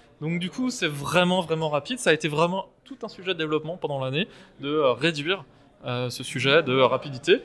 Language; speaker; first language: French; native; French